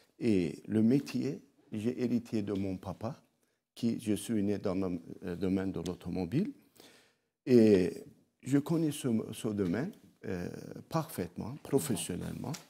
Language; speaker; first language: French; non-native, local second language; Arabic